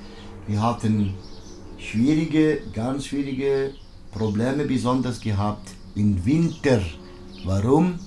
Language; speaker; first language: German; non-native, learner; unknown